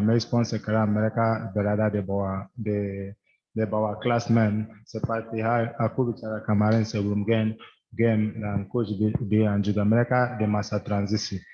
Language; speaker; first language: Indonesian; non-native, fluent; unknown